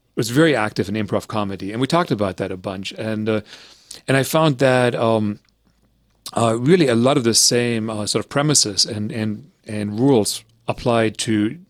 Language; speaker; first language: English; early bilingual, other home language; German